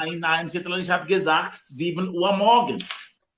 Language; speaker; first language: German; non-native, learner; Swahili